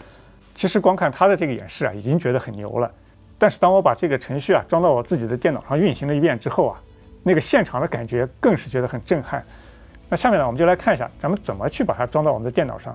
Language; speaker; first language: Chinese; native; Chinese